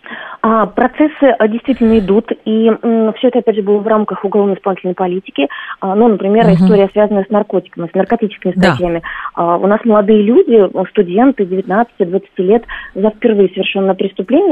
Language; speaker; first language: Russian; native; Russian